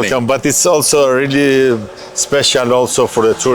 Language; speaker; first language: English; non-native, learner; Albanian